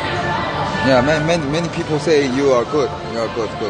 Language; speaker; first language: English; non-native, learner; Korean